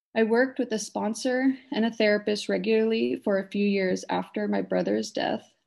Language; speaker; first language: English; native; English